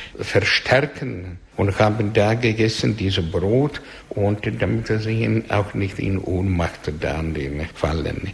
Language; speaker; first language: German; non-native, learner; Russian